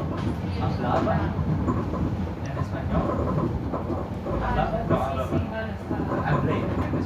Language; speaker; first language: Spanish; non-native, learner; Indonesian